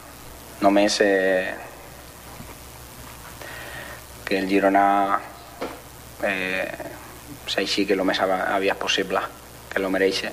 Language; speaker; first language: Catalan; non-native, fluent; Spanish